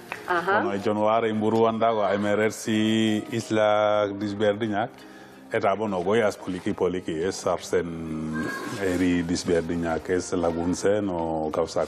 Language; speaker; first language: Basque; non-native, learner; Wolof